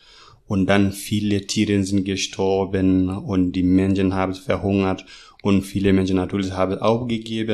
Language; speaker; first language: German; non-native, learner; Masai